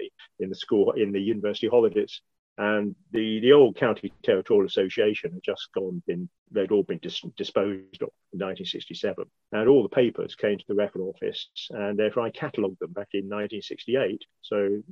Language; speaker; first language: English; native; English